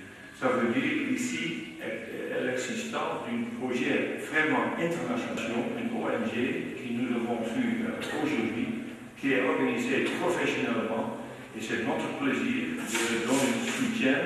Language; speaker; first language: French; non-native, fluent; Dutch